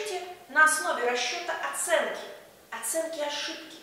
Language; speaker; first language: Russian; native; Russian